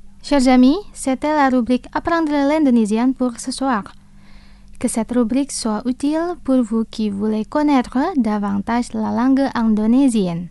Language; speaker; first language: French; non-native, fluent; Indonesian